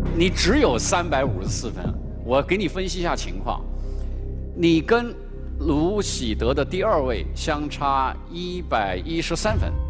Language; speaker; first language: Chinese; native; Chinese